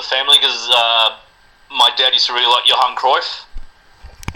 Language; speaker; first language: English; non-native, local second language; Spanish